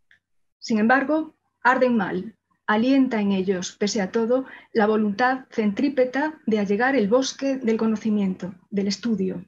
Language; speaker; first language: Spanish; native; Spanish